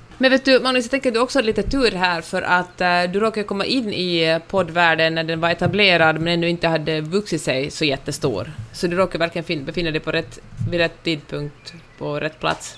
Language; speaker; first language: Swedish; native; Swedish